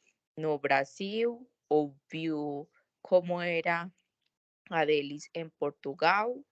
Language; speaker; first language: Portuguese; non-native, learner; Spanish